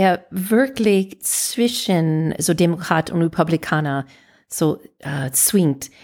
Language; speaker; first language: German; non-native, fluent; English